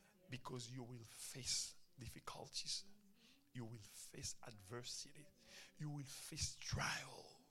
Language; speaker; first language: English; non-native, fluent; Haitian Creole